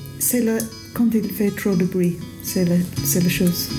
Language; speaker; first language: French; non-native, learner; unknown